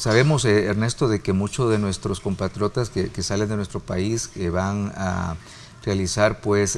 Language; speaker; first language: Spanish; native; Spanish